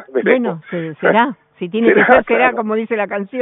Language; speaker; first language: Spanish; native; Spanish